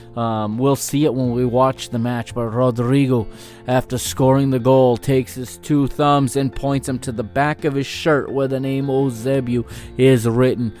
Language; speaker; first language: English; native; English